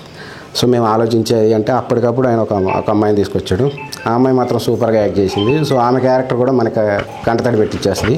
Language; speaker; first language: Telugu; native; Telugu